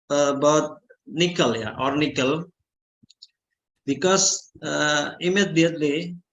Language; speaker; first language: English; non-native, learner; Indonesian